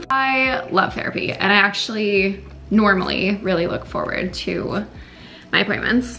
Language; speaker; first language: English; native; English